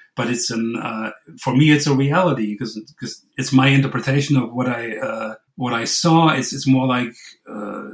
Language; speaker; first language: English; non-native, fluent; German